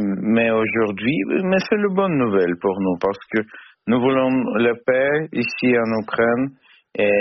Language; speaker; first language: French; non-native, learner; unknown